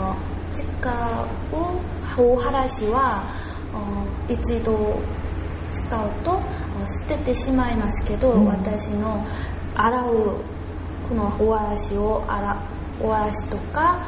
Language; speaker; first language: Japanese; non-native, learner; Korean